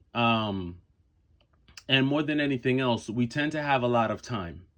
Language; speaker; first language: English; native; English